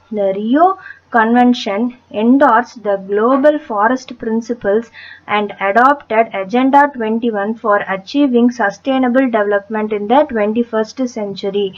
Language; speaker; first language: English; non-native, local second language; Tamil